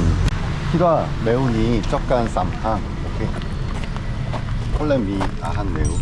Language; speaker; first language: Thai; non-native, learner; Korean